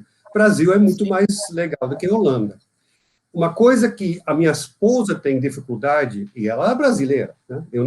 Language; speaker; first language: Portuguese; non-native, fluent; Dutch